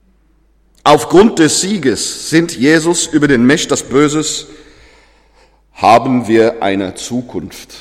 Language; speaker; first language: German; non-native, fluent; English